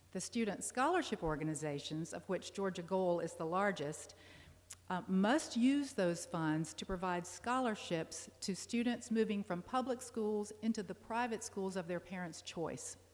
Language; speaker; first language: English; native; English